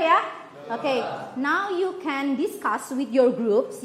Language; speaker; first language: English; non-native, fluent; Indonesian